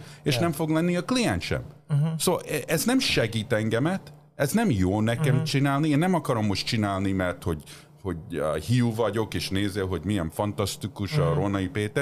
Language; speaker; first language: Hungarian; early bilingual, heritage; Hungarian